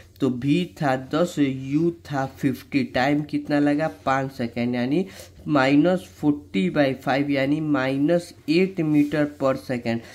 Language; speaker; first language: Hindi; native; Hindi